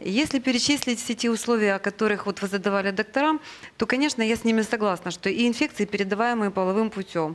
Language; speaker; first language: Russian; native; Russian